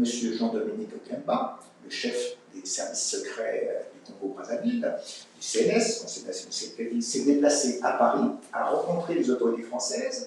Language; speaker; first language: French; native; French